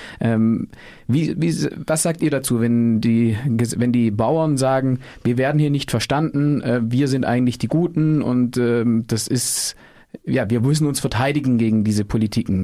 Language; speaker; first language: German; native; German